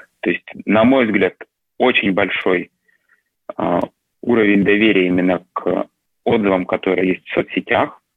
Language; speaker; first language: Russian; native; Russian